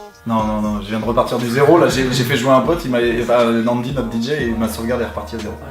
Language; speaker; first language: French; native; French